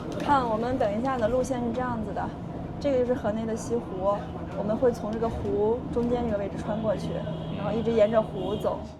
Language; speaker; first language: Chinese; native; Chinese